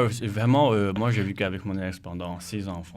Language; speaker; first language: French; non-native, learner; Chinese